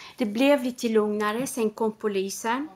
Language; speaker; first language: Swedish; non-native, fluent; Arabic